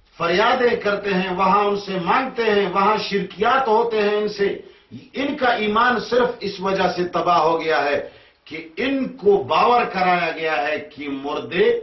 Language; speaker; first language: Urdu; non-native, local second language; Pashto